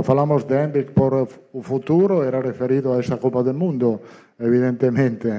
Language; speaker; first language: Portuguese; non-native, fluent; Italian